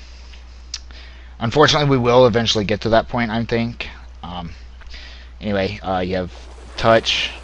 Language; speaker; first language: English; native; English